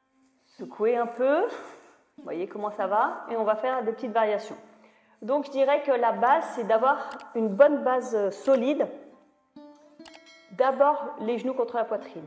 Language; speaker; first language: French; native; French